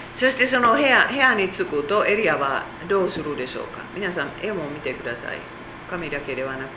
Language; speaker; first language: Japanese; non-native, fluent; Korean